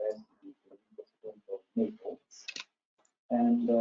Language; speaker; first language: English; non-native, fluent; Italian